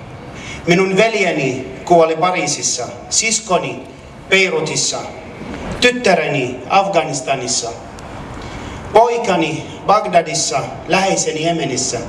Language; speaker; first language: Finnish; non-native, fluent; Arabic